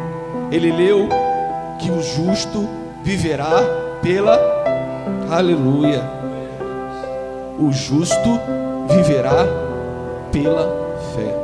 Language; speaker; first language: Portuguese; native; Portuguese